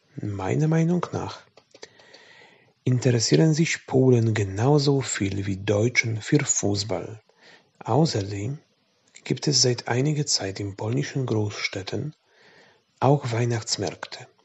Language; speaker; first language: German; non-native, fluent; Polish